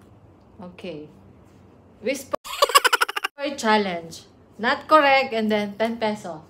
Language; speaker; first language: English; non-native, local second language; Filipino